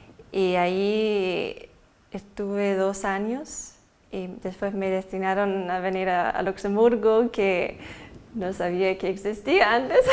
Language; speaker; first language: Spanish; non-native, fluent; English